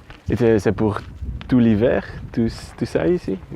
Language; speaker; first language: French; non-native, learner; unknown